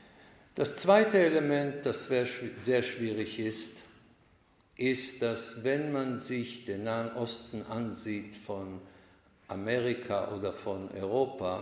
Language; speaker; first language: German; non-native, fluent; Hebrew